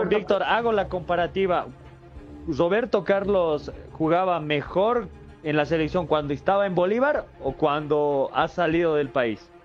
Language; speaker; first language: Spanish; native; Spanish